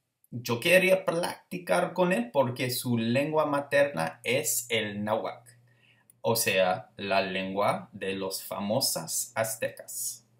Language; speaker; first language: Spanish; non-native, fluent; English